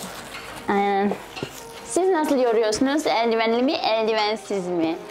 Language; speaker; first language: Turkish; non-native, fluent; German